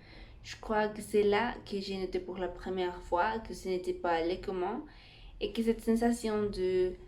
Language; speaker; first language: French; non-native, fluent; Spanish